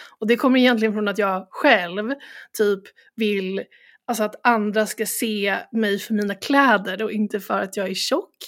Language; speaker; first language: Swedish; native; Swedish